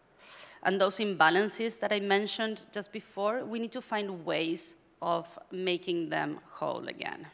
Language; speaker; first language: English; non-native, fluent; Spanish